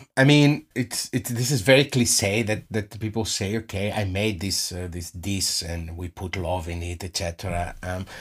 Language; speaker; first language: English; non-native, fluent; Greek